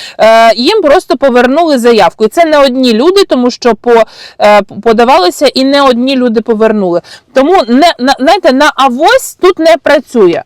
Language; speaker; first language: Ukrainian; non-native, local second language; Russian